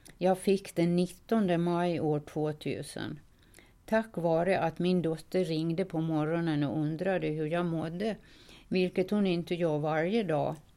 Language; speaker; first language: Swedish; native; Swedish